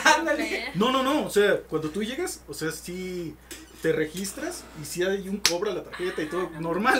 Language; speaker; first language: Spanish; native; Spanish